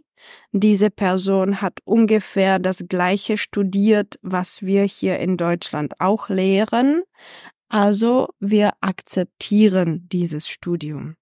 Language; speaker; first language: German; non-native, fluent; Czech